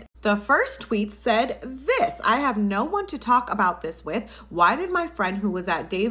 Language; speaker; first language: English; native; English